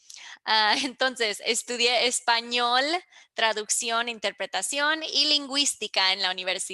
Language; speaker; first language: Spanish; early bilingual, heritage; English